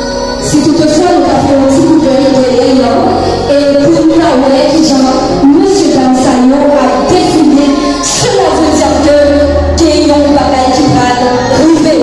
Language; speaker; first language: French; non-native, local second language; Haitian Creole